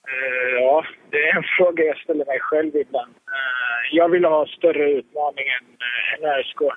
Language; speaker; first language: Swedish; early bilingual, other home language; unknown